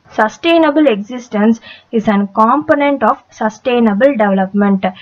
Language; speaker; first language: English; non-native, local second language; Tamil